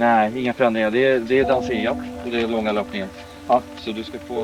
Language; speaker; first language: Swedish; native; Swedish